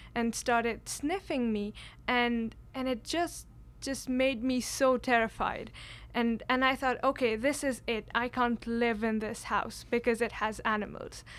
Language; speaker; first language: English; non-native, local second language; Kashmiri